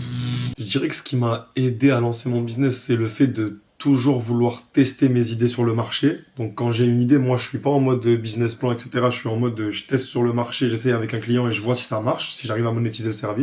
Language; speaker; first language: French; native; French